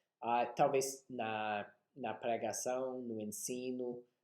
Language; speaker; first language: Portuguese; non-native, fluent; English